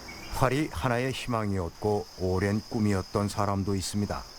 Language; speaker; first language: Korean; native; Korean